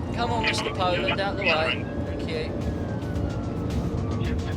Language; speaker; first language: English; native; English